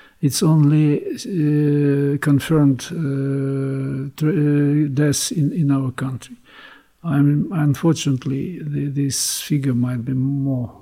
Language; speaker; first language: English; non-native, learner; Ukrainian